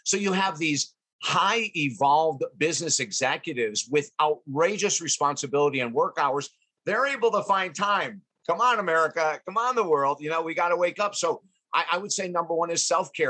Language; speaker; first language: English; native; English